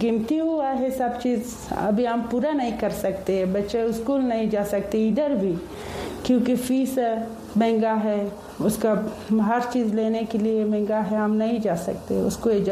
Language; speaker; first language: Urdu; non-native, learner; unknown